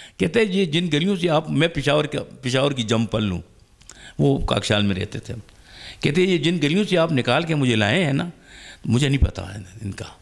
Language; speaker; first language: Urdu; non-native, local second language; Pashto